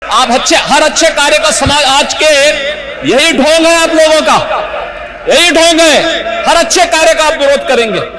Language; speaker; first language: Hindi; native; Hindi